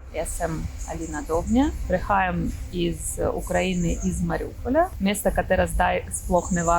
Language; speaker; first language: Slovenian; non-native, learner; Russian